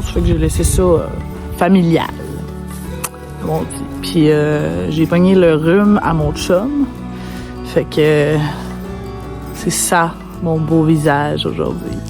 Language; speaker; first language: French; native; French